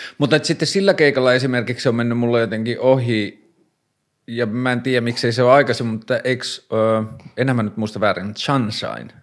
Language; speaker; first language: Finnish; native; Finnish